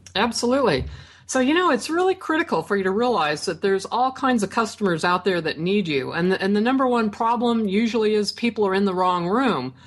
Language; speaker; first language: English; native; English